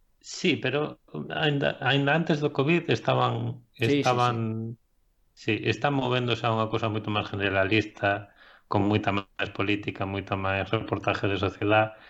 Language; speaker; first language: Galician; non-native, local second language; Spanish